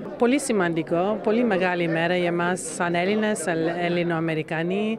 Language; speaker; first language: Greek; early bilingual, heritage; Greek